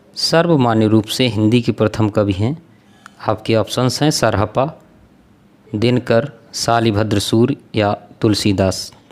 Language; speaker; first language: Hindi; native; Hindi